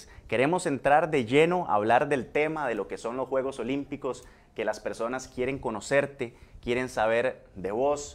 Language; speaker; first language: Spanish; native; Spanish